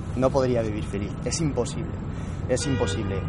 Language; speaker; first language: Spanish; non-native, fluent; French